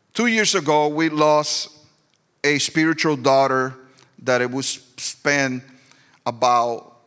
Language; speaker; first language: English; non-native, fluent; Spanish